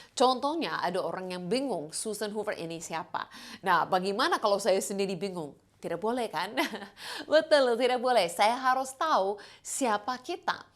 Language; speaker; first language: Indonesian; non-native, fluent; English